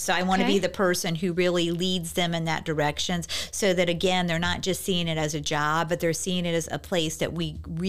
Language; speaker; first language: English; native; English